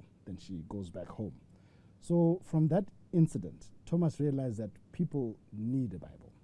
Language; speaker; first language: English; non-native, local second language; Shona